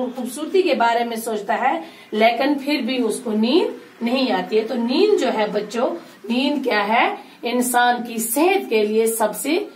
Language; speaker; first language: Urdu; non-native, local second language; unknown